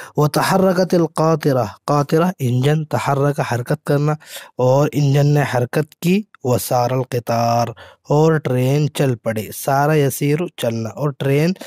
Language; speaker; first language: Urdu; native; Urdu